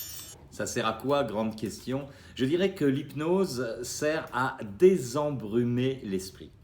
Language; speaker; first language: French; native; French